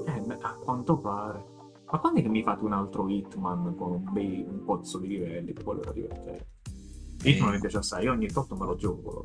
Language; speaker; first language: Italian; native; Italian